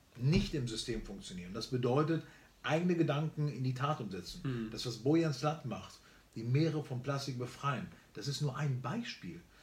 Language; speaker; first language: German; early bilingual, other home language; Spanish